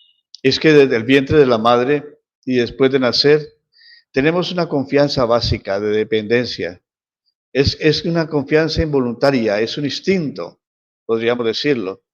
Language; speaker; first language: Spanish; native; Spanish